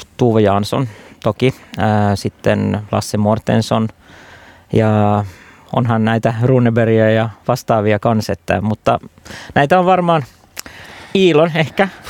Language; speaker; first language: Finnish; non-native, local second language; Swedish